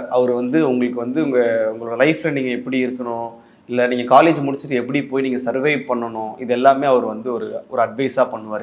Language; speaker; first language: Tamil; native; Tamil